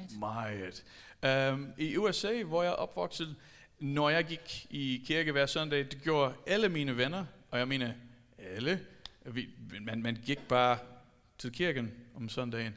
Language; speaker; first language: Danish; non-native, fluent; English